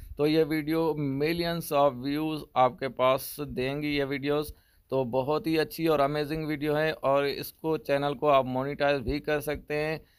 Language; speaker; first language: Urdu; native; Urdu